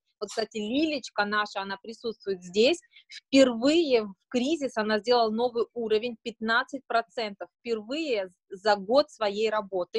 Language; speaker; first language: Russian; native; Russian